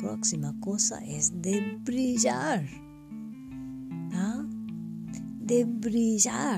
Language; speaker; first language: Spanish; non-native, fluent; French